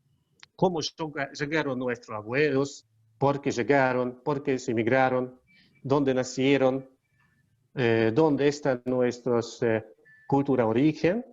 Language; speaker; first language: Spanish; non-native, learner; Hungarian